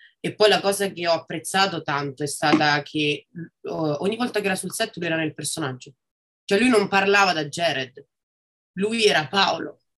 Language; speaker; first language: Italian; native; Italian